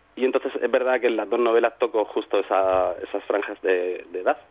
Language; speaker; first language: Spanish; native; Spanish